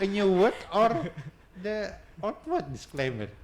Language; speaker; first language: English; non-native, learner; Indonesian